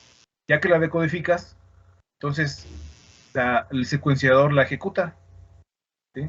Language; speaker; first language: Spanish; native; Spanish